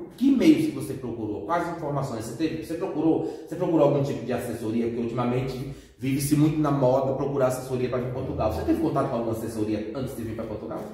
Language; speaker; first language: Portuguese; native; Portuguese